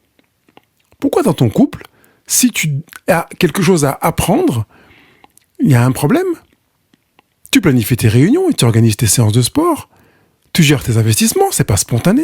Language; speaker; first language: French; native; French